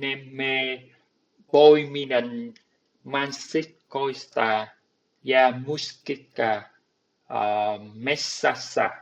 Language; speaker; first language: Finnish; non-native, learner; Vietnamese